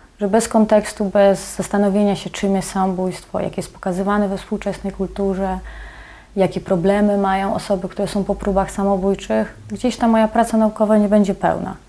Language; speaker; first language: Polish; native; Polish